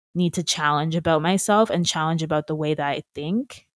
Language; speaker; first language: English; native; English